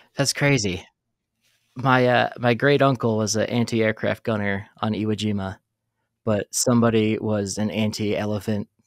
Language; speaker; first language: English; native; English